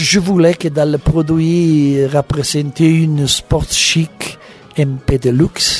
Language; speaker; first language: French; non-native, learner; Italian